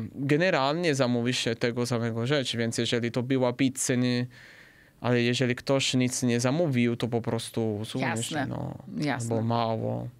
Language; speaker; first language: Polish; non-native, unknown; Italian